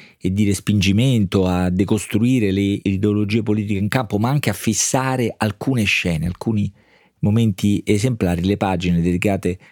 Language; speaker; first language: Italian; native; Italian